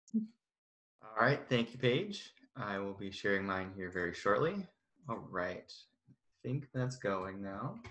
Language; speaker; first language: English; native; English